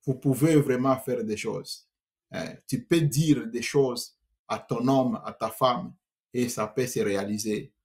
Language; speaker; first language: French; non-native, local second language; Swahili